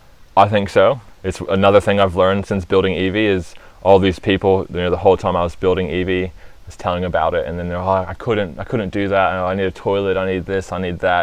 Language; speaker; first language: English; early bilingual, other home language; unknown